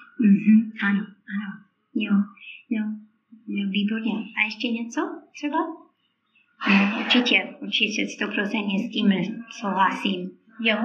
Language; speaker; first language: Czech; non-native, fluent; English